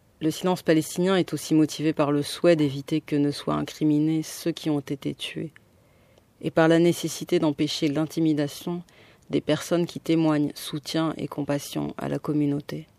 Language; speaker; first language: French; native; French